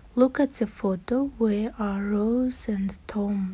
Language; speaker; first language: English; non-native, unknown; Kazakh